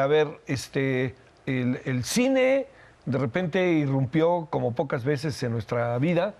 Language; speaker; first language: Spanish; native; Spanish